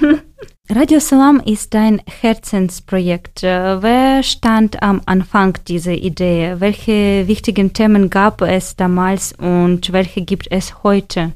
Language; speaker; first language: German; non-native, learner; Ukrainian